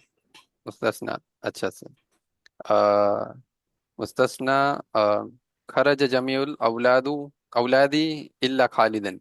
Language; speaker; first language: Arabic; non-native, learner; Urdu